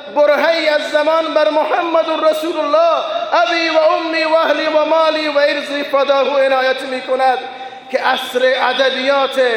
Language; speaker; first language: Persian; non-native, local second language; Baluchi